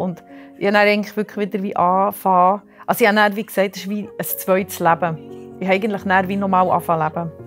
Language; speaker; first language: German; native; German